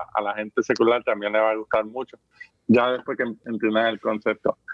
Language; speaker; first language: Spanish; native; Spanish